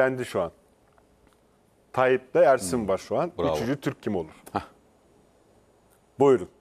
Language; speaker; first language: Turkish; native; Turkish